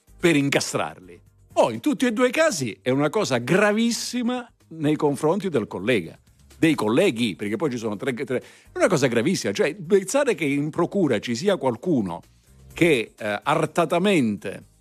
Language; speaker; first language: Italian; native; Italian